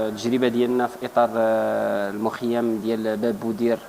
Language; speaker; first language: Arabic; native; Arabic